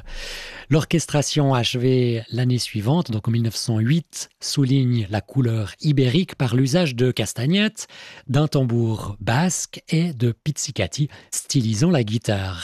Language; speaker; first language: French; native; French